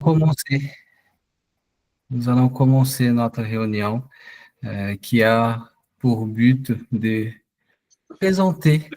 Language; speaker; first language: French; non-native, fluent; Portuguese